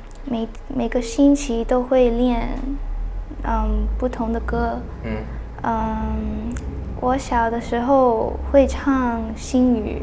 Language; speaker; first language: Chinese; early bilingual, heritage; Chinese